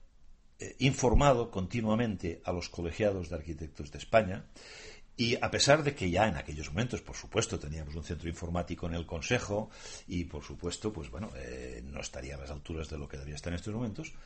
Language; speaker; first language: Spanish; native; Spanish